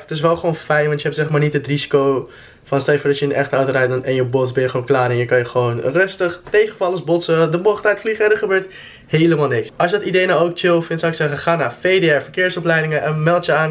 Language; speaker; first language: Dutch; native; Dutch